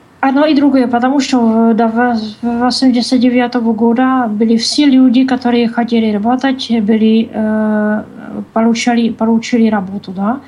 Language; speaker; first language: Russian; non-native, learner; Czech